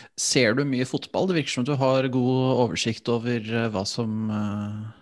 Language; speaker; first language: Norwegian; native; Norwegian